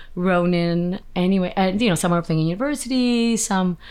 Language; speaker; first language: English; native; English